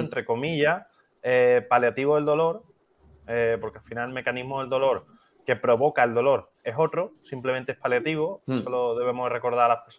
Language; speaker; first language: Spanish; native; Spanish